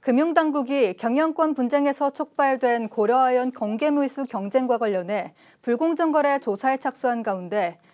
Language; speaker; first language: Korean; native; Korean